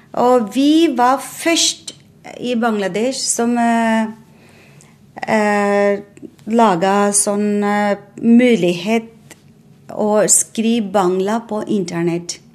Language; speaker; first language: Norwegian; non-native, fluent; Bangla